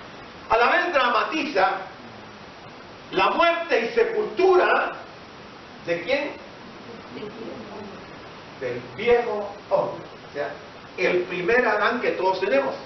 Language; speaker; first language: Spanish; native; Spanish